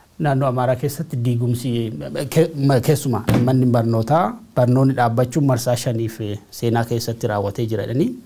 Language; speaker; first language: Oromo; native; Oromo